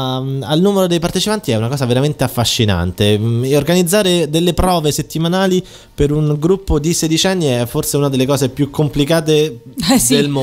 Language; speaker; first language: Italian; native; Italian